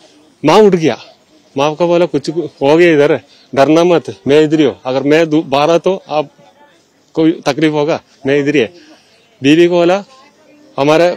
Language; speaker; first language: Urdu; non-native, local second language; Malayalam